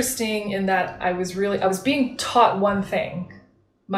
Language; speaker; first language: English; native; English